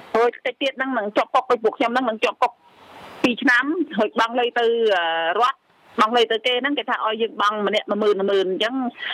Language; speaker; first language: Khmer; non-native, local second language; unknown